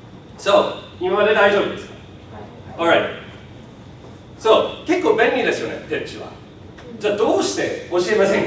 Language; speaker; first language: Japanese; non-native, fluent; English